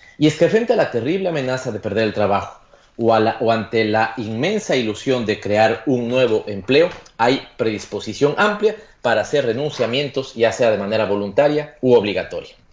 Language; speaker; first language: Spanish; native; Spanish